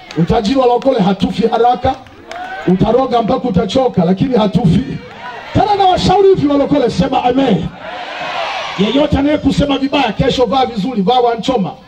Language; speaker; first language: Swahili; native; Swahili